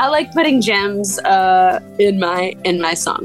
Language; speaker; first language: English; native; English